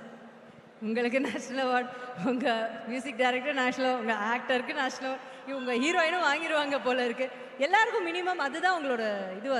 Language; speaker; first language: Tamil; native; Tamil